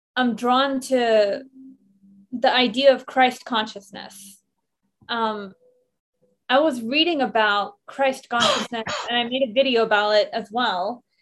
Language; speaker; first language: English; non-native, fluent; Persian